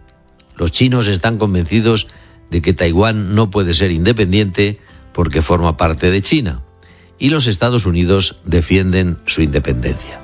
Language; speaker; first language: Spanish; native; Spanish